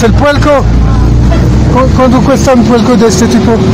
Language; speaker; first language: Spanish; non-native, learner; French